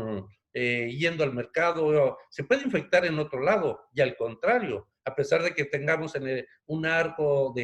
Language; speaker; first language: Spanish; native; Spanish